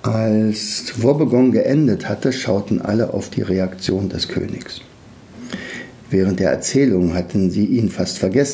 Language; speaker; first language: German; native; German